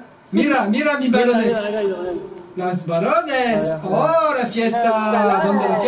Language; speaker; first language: Spanish; non-native, learner; French